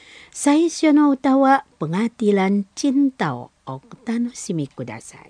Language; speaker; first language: Japanese; non-native, fluent; Indonesian